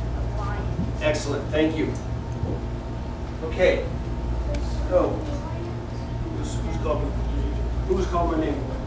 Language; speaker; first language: English; native; English